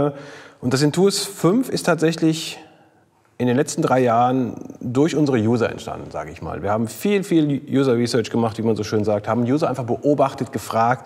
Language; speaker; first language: German; native; German